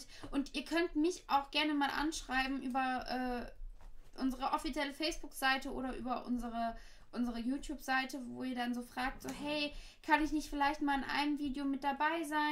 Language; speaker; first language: German; native; German